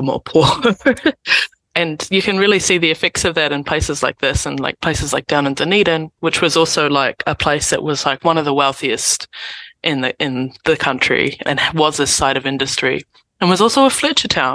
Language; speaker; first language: English; native; English